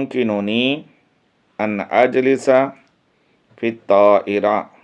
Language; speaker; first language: Arabic; non-native, fluent; Urdu